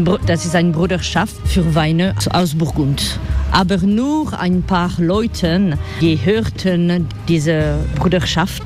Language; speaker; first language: German; non-native, learner; French